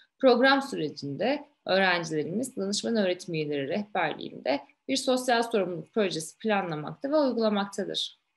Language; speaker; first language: Turkish; native; Turkish